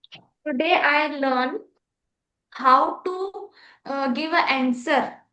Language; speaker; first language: English; non-native, learner; Hindi